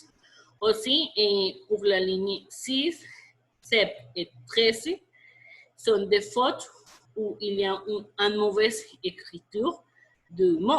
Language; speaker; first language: French; non-native, fluent; Spanish